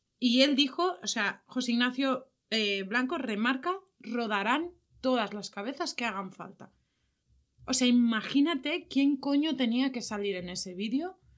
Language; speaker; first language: Spanish; native; Spanish